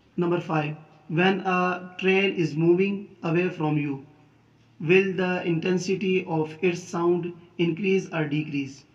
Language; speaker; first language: English; non-native, local second language; Urdu